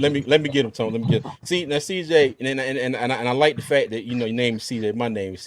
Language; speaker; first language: English; native; English